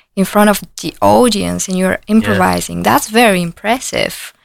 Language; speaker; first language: English; non-native, fluent; Bulgarian